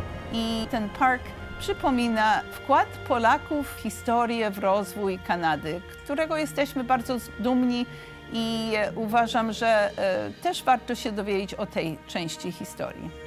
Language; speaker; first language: Polish; early bilingual, heritage; English